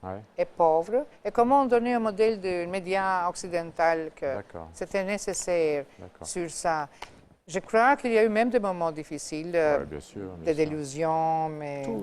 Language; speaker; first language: French; non-native, fluent; Albanian